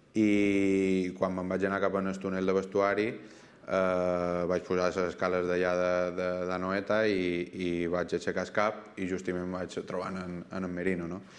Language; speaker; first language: Catalan; native; Catalan